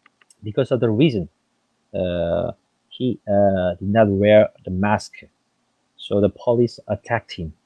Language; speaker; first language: English; non-native, fluent; French